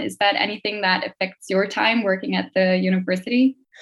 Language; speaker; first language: English; non-native, fluent; German